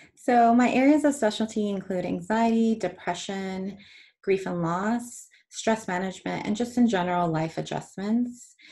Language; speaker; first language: English; early bilingual, other home language; Spanish